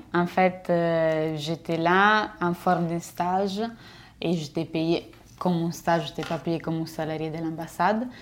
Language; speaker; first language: French; non-native, fluent; Italian